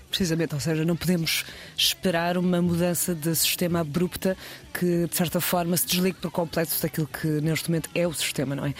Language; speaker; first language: Portuguese; native; Portuguese